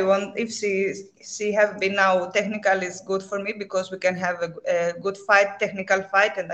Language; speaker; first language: English; non-native, learner; Greek